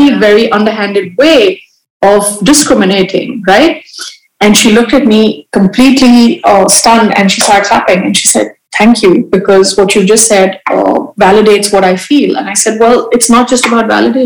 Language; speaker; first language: English; non-native, local second language; Hindi